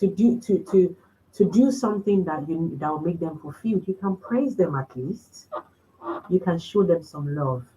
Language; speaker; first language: English; non-native, local second language; Yoruba